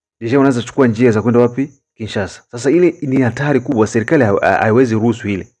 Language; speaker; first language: Swahili; native; Swahili